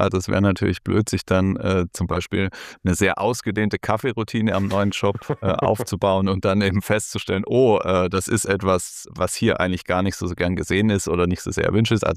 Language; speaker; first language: German; native; German